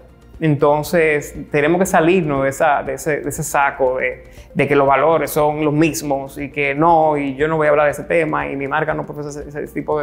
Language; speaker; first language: Spanish; native; Spanish